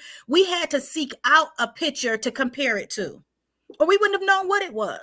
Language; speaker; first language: English; native; English